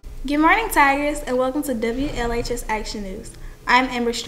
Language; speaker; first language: English; native; English